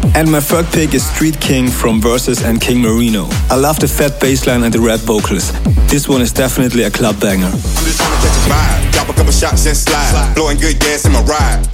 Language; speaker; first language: English; non-native, fluent; German